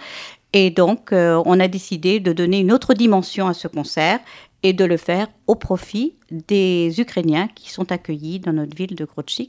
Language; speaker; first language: French; native; French